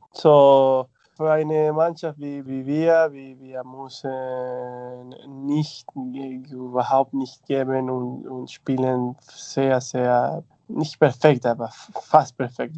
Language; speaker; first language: German; non-native, fluent; Spanish